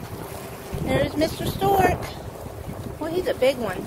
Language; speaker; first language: English; native; English